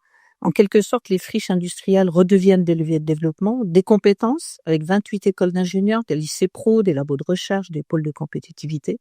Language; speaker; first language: French; native; French